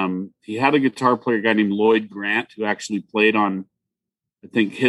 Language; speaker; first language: English; native; English